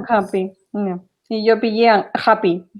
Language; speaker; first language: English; non-native, learner; Spanish